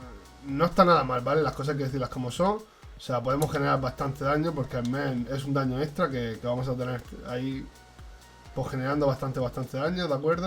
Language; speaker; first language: Spanish; native; Spanish